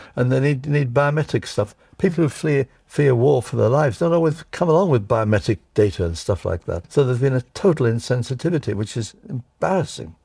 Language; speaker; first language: English; early bilingual, other home language; Czech